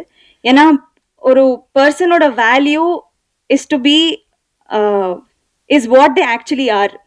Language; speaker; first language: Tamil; non-native, learner; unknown